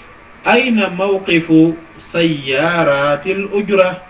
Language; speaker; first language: Arabic; non-native, fluent; Wolof